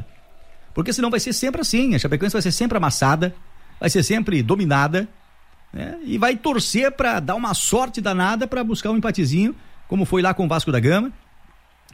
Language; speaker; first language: Portuguese; native; Portuguese